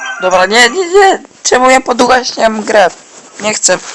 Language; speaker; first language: Polish; native; Polish